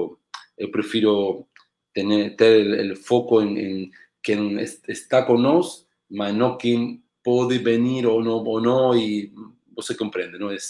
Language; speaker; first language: Portuguese; non-native, learner; Spanish